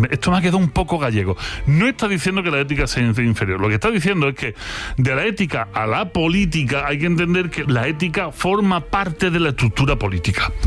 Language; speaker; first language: Spanish; native; Spanish